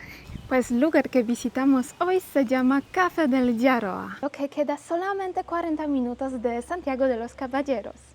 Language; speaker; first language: Spanish; non-native, learner; Polish